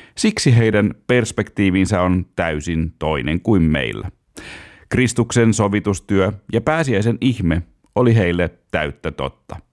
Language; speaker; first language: Finnish; native; Finnish